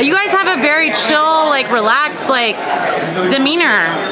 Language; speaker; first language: English; native; English